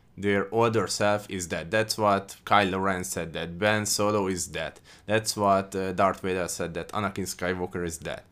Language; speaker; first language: English; non-native, fluent; Hungarian